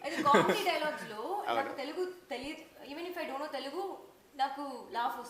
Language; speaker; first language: Telugu; non-native, learner; Tamil